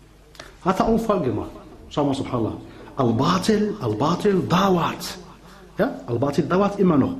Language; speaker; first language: German; non-native, fluent; Arabic